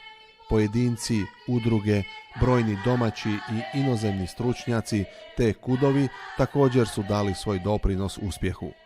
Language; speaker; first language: Bosnian; native; Bosnian